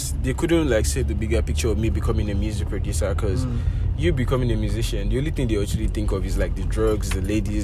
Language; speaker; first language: English; non-native, local second language; Yoruba